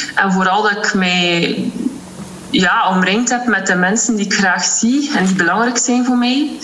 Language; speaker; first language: Dutch; native; Dutch